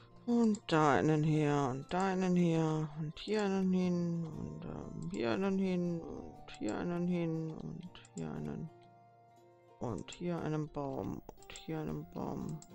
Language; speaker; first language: German; native; German